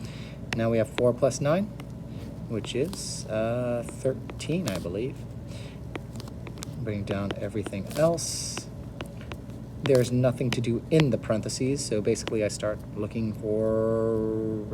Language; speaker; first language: English; native; English